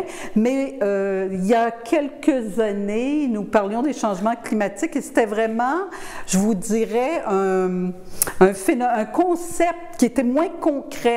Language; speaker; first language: French; native; French